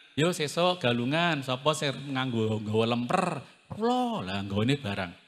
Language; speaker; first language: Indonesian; non-native, local second language; Javanese